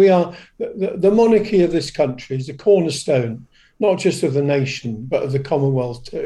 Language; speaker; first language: English; native; English